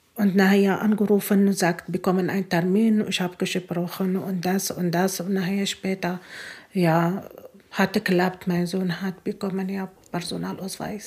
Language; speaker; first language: German; non-native, learner; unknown